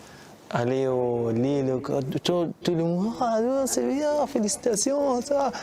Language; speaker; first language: French; non-native, learner; Portuguese